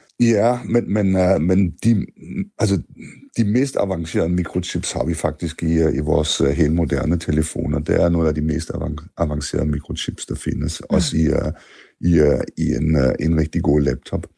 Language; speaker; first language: Danish; non-native, fluent; German